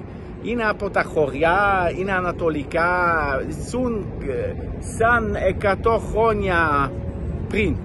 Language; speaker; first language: Greek; non-native, learner; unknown